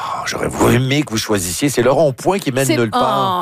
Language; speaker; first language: French; native; French